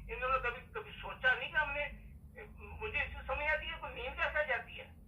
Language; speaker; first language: Urdu; non-native, local second language; Punjabi